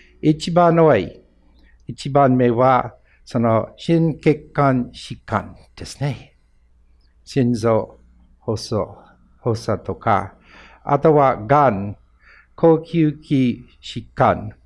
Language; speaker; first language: Japanese; non-native, fluent; English